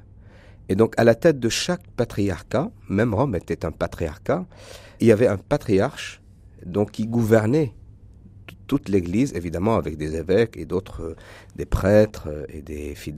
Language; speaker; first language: French; non-native, local second language; Arabic